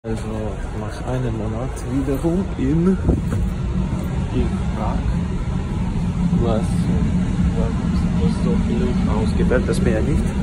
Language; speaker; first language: German; non-native, learner; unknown